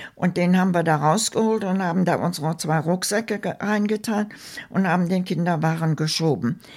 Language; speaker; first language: German; native; German